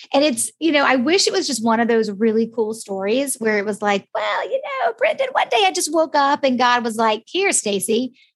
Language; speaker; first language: English; native; English